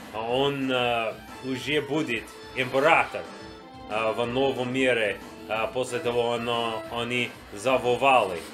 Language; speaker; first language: Russian; non-native, learner; English